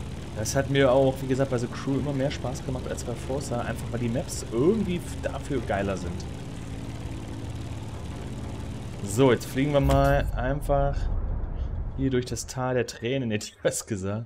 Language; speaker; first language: German; native; German